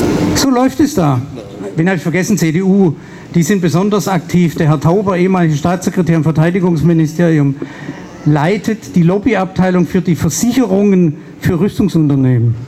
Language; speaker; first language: German; native; German